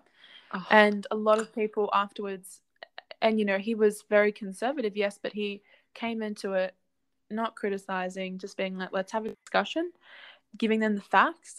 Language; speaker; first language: English; native; English